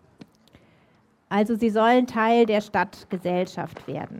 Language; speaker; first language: German; native; German